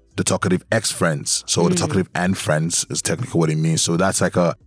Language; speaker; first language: English; non-native, local second language; Yoruba